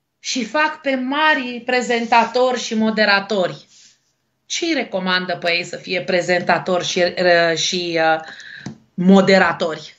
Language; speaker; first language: Romanian; native; Romanian